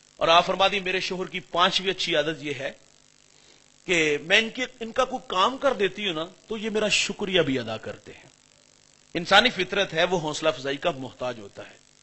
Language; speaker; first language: Urdu; non-native, local second language; Punjabi